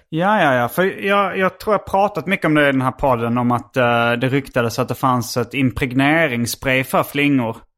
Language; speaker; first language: Swedish; native; Swedish